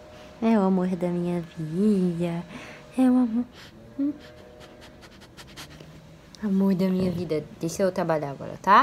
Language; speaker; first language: Portuguese; native; Portuguese